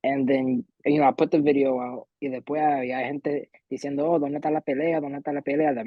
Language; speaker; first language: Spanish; early bilingual, heritage; Spanish